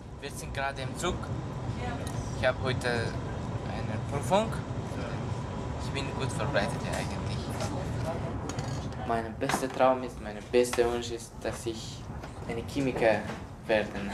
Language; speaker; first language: German; non-native, learner; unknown